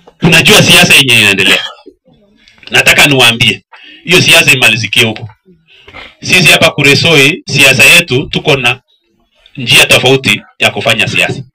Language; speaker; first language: Swahili; non-native, local second language; Kalenjin